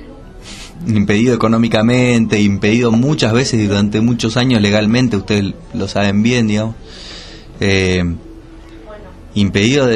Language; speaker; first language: Spanish; native; Spanish